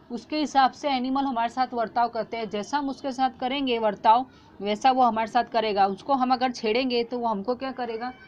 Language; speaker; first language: Hindi; non-native, local second language; Gujarati